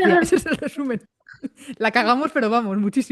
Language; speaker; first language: Spanish; native; Spanish